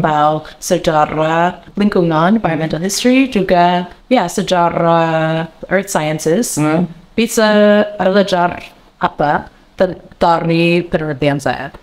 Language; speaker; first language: Indonesian; non-native, learner; English